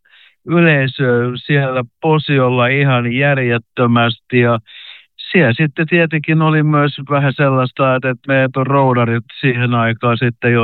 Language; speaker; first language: Finnish; native; Finnish